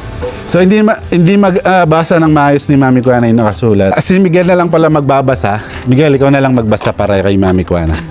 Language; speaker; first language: Filipino; non-native, local second language; Pampanga